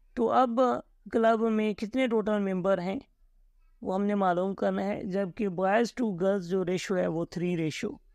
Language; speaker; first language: Urdu; native; Urdu